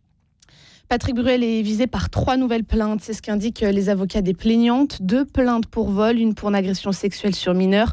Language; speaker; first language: French; native; French